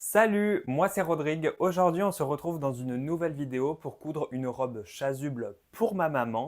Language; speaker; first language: French; native; French